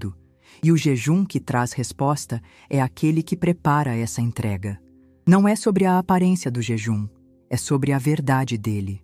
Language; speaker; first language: Portuguese; native; Portuguese